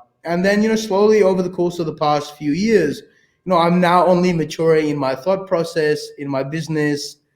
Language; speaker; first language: English; early bilingual, other home language; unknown